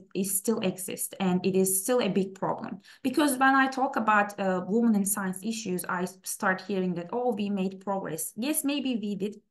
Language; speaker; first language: English; non-native, fluent; Turkish